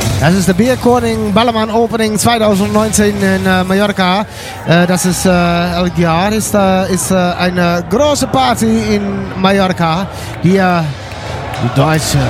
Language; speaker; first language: German; non-native, learner; Dutch